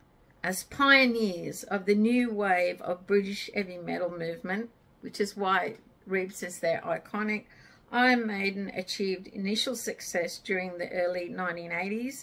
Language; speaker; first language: English; native; English